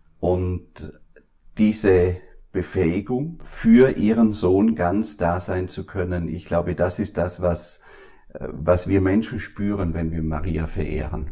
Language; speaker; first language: German; native; German